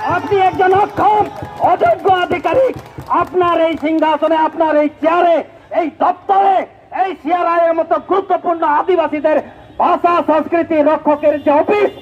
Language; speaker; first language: Bangla; native; Bangla